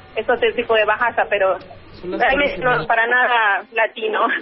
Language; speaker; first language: Spanish; native; Spanish